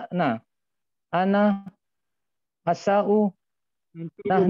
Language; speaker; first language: Arabic; non-native, learner; Indonesian